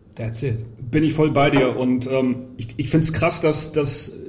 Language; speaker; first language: German; early bilingual, heritage; Polish